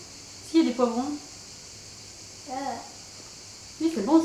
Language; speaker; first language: French; native; French